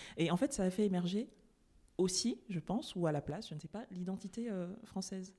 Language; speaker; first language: French; native; French